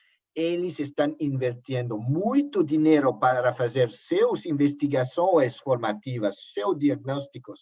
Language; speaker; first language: Portuguese; non-native, learner; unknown